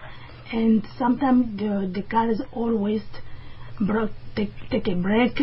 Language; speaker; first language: English; non-native, learner; French